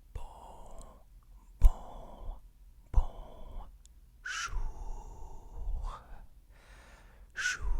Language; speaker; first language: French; non-native, fluent; English